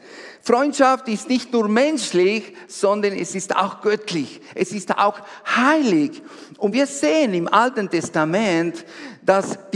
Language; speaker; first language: German; non-native, fluent; Spanish